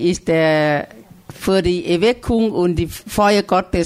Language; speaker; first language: German; non-native, learner; Thai